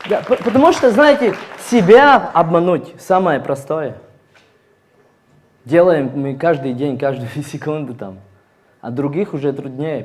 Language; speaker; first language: Russian; non-native, fluent; Latvian